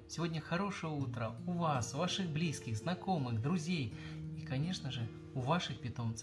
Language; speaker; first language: Russian; native; Russian